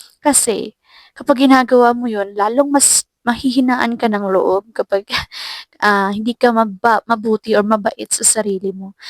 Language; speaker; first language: Filipino; non-native, local second language; Cebuano